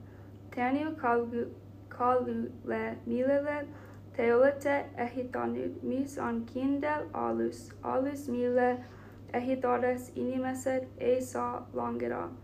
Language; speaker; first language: Estonian; non-native, learner; Finnish